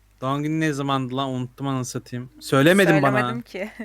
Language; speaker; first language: Turkish; native; Turkish